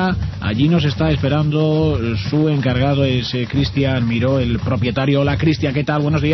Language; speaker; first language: Spanish; native; Spanish